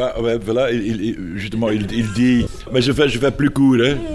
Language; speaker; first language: French; non-native, fluent; Dutch